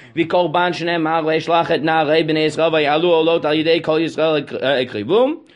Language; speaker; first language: Hebrew; non-native, fluent; English